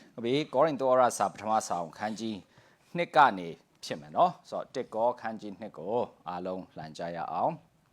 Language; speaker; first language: Burmese; non-native, local second language; Tedim Chin